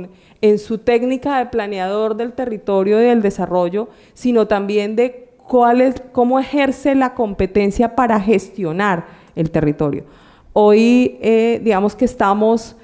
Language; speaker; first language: Spanish; native; Spanish